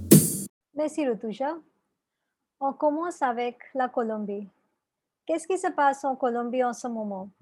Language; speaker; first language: French; non-native, fluent; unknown